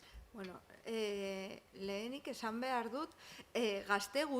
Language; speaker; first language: Basque; non-native, local second language; Spanish